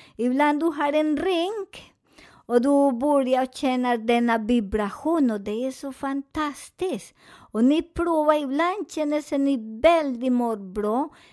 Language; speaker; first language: Swedish; non-native, fluent; Spanish